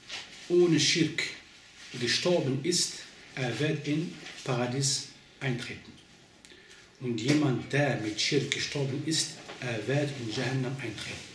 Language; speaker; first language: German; non-native, fluent; Arabic